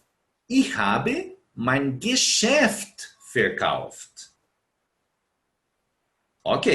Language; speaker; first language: German; non-native, fluent; Portuguese